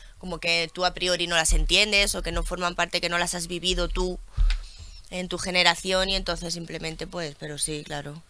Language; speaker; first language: Spanish; early bilingual, other home language; French